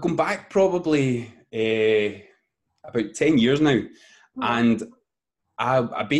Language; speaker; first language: English; native; English